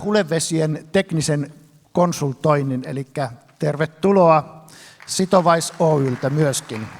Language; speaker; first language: Finnish; native; Finnish